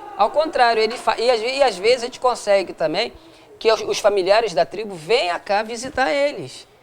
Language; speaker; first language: Portuguese; native; Portuguese